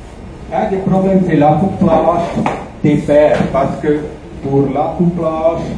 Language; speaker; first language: French; non-native, fluent; German